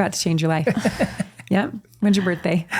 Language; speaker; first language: English; native; English